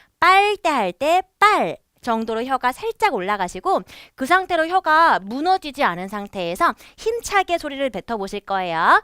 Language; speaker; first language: Korean; native; Korean